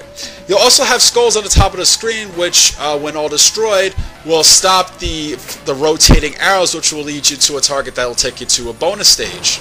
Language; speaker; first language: English; native; English